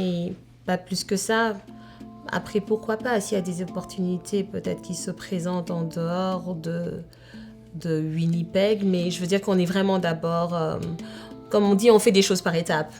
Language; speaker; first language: French; native; French